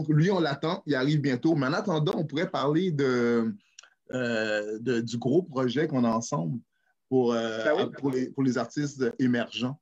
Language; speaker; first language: French; native; French